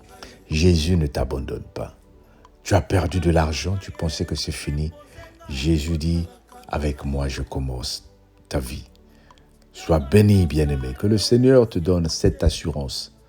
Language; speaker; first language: French; non-native, local second language; Lingala